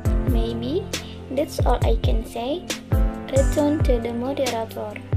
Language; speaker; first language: English; non-native, learner; Indonesian